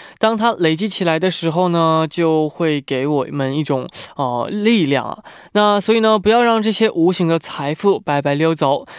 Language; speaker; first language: Chinese; native; Chinese